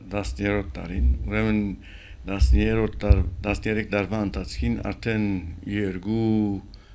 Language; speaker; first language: Armenian; early bilingual, heritage; Armenian